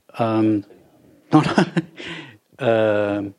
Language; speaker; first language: French; non-native, fluent; German